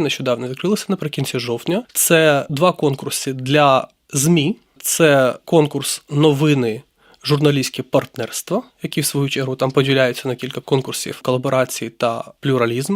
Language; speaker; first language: Ukrainian; native; Ukrainian